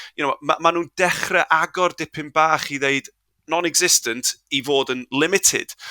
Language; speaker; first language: Welsh; non-native, local second language; English